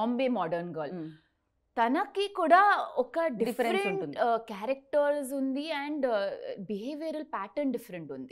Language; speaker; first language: Telugu; non-native, learner; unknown